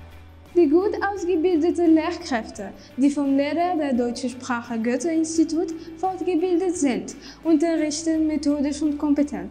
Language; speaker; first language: German; non-native, learner; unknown